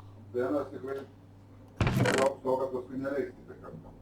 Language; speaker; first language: Lithuanian; native; Lithuanian